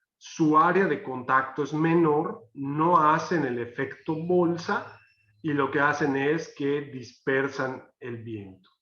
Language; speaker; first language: Spanish; native; Spanish